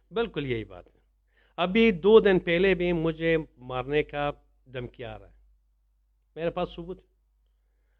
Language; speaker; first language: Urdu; non-native, learner; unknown